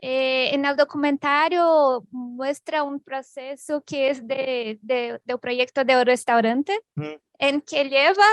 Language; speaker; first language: Spanish; non-native, fluent; Portuguese